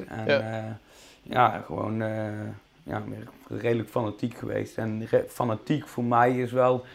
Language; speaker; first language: Dutch; native; Dutch